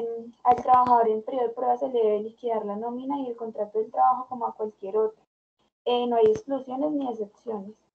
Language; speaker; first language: Spanish; native; Spanish